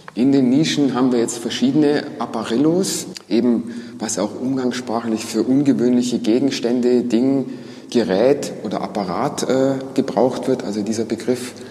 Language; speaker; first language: German; native; German